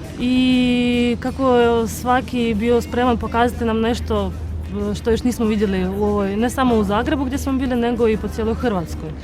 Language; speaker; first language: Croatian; non-native, fluent; Ukrainian